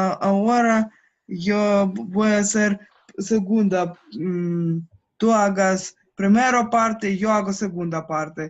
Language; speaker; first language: Spanish; non-native, learner; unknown